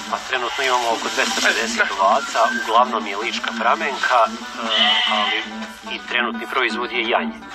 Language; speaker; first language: Croatian; native; Croatian